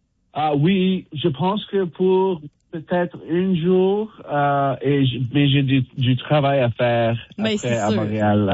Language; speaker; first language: French; non-native, learner; English